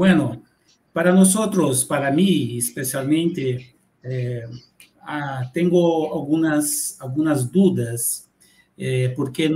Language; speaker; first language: Spanish; non-native, fluent; Portuguese